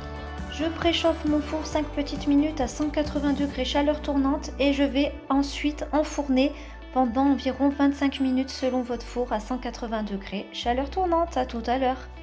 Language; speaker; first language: French; native; French